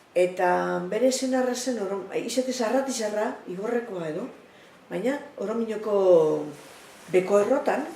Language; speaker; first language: Basque; native; Basque